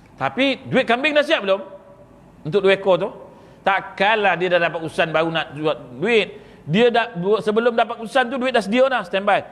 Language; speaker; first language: Malay; native; Malay